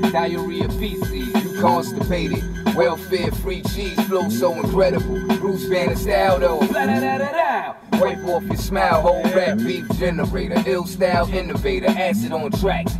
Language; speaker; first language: English; native; English